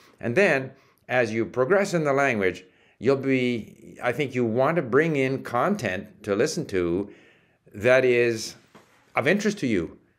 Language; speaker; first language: English; early bilingual, other home language; Czech